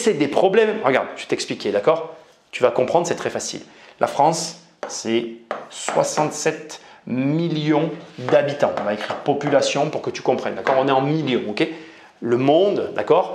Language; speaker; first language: French; native; French